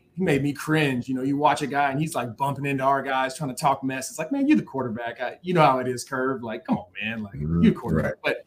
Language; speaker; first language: English; native; English